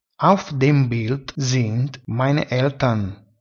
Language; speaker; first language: German; non-native, fluent; Italian